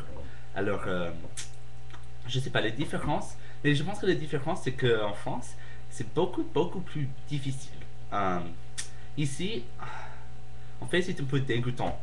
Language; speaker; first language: French; non-native, fluent; English